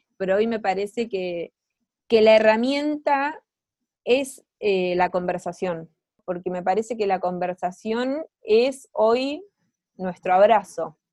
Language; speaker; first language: Spanish; native; Spanish